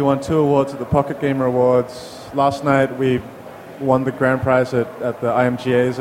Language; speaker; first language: English; native; English